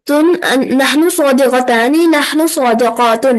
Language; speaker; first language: Arabic; non-native, learner; Urdu